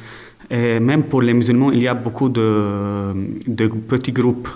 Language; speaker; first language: French; non-native, local second language; Arabic